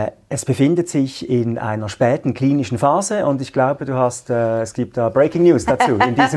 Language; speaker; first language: German; native; German